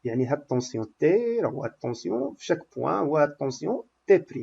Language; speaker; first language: French; non-native, local second language; Arabic